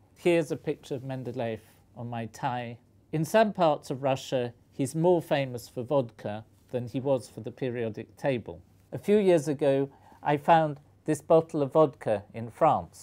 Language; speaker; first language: English; native; English